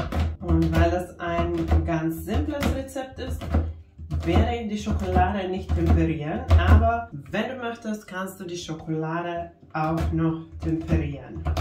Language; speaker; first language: German; non-native, fluent; Finnish